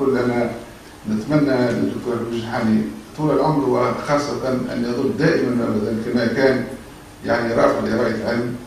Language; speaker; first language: Arabic; native; Arabic